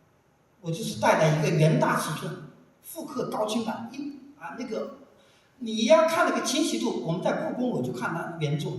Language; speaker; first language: Chinese; native; Chinese